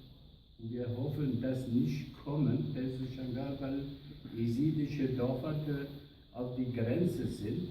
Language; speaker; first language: German; non-native, learner; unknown